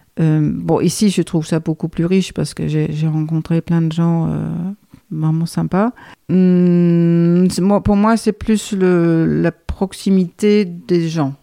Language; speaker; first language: French; non-native, fluent; Danish